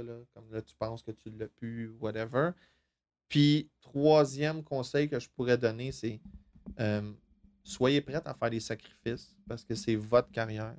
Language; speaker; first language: French; native; French